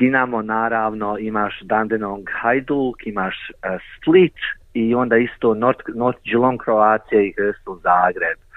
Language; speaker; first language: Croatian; early bilingual, heritage; Croatian